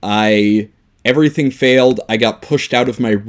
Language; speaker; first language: English; native; English